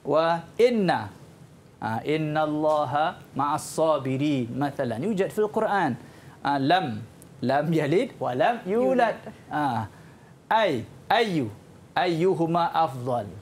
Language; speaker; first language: Arabic; non-native, fluent; Malay